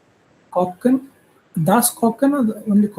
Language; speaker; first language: German; non-native, learner; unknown